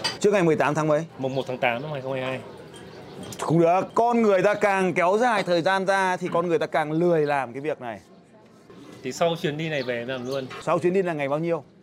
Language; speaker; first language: Vietnamese; native; Vietnamese